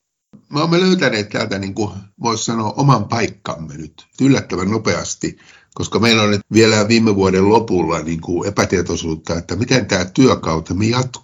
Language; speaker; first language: Finnish; native; Finnish